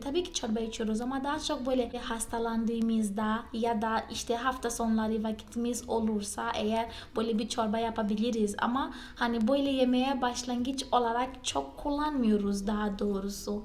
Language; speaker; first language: Turkish; non-native, fluent; Portuguese